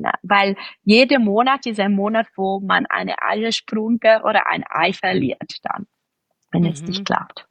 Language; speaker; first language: German; non-native, fluent; Italian